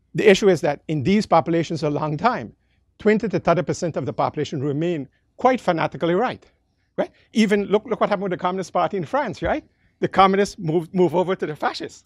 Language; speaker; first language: English; early bilingual, other home language; Dutch